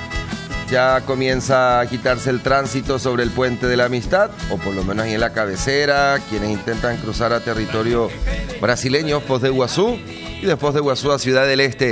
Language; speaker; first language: Spanish; native; Spanish